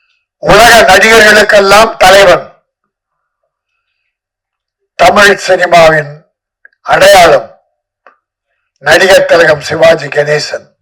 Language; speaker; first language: Tamil; native; Tamil